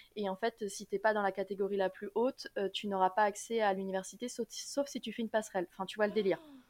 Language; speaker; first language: French; native; French